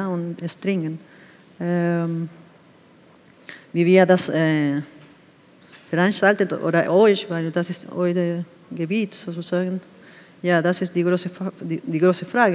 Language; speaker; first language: German; non-native, fluent; Spanish